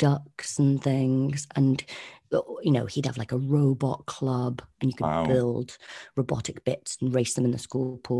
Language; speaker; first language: English; native; English